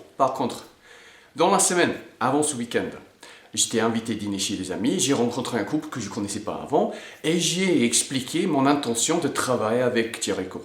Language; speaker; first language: French; non-native, fluent; English